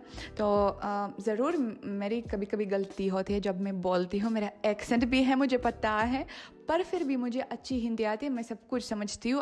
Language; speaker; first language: Hindi; non-native, fluent; Russian